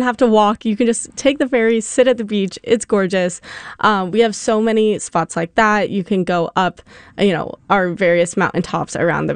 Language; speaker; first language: English; native; English